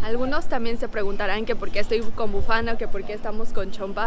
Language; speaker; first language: Spanish; non-native, local second language; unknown